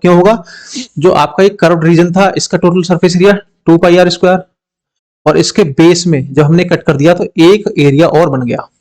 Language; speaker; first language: Hindi; native; Hindi